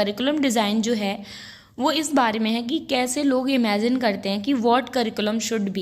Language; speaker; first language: Hindi; native; Hindi